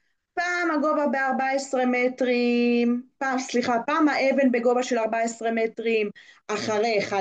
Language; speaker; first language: Hebrew; native; Hebrew